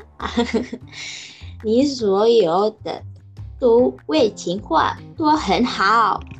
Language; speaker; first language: Chinese; non-native, learner; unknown